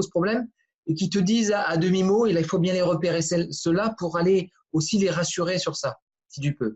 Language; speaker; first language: French; native; French